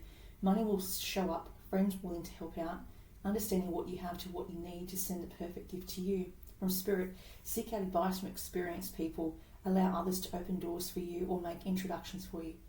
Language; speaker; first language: English; native; English